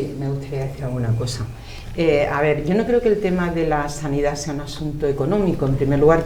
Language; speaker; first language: Spanish; native; Spanish